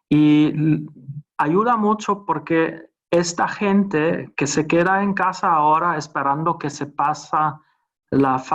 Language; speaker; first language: Spanish; non-native, fluent; German